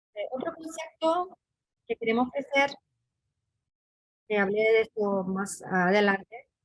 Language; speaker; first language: Spanish; non-native, fluent; English